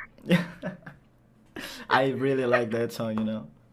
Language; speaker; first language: English; non-native, learner; Indonesian